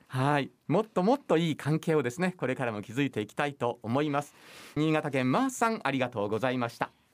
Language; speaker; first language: Japanese; native; Japanese